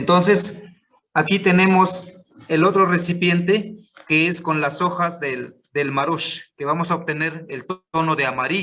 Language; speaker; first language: Spanish; non-native, local second language; Zapotec